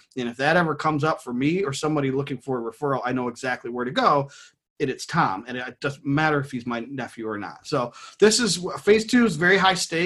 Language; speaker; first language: English; native; English